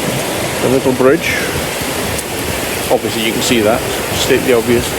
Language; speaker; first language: English; native; English